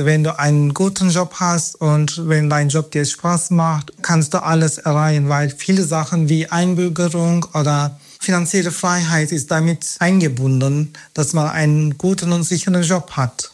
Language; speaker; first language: German; non-native, fluent; Turkish